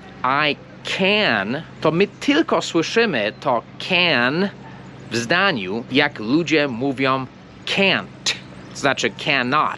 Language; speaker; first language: Polish; non-native, fluent; English